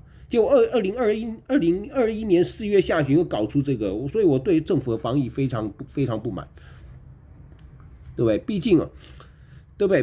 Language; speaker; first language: Chinese; native; Chinese